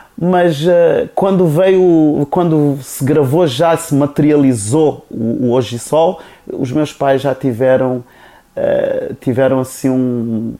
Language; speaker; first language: Portuguese; non-native, local second language; Kabuverdianu